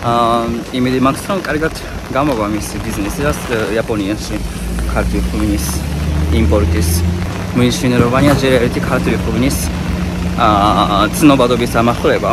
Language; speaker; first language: Georgian; non-native, fluent; Japanese